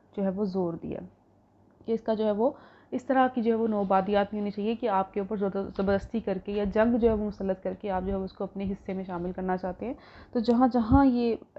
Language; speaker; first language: Urdu; non-native, local second language; Punjabi